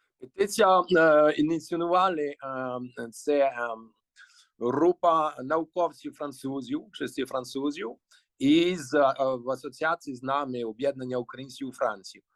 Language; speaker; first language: Ukrainian; early bilingual, heritage; Ukrainian